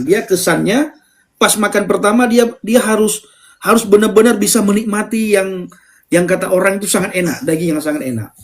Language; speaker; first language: Indonesian; native; Indonesian